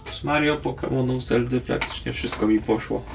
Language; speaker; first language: Polish; native; Polish